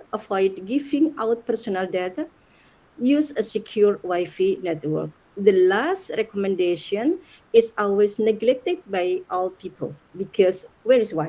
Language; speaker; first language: English; non-native, learner; Indonesian